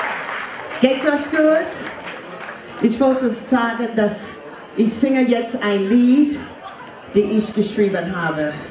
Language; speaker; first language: German; non-native, fluent; English